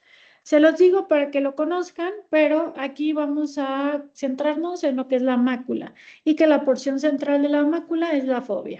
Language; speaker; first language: Spanish; native; Spanish